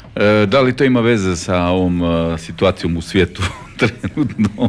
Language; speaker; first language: Croatian; native; Croatian